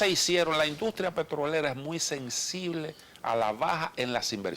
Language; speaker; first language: Spanish; native; Spanish